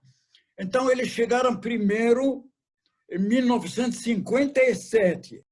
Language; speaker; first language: Portuguese; non-native, fluent; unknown